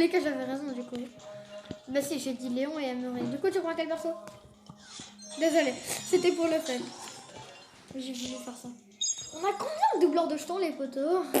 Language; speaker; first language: French; native; French